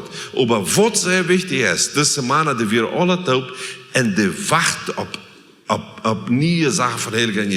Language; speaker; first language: German; non-native, learner; Plautdietsch